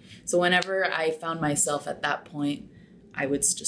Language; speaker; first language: English; native; English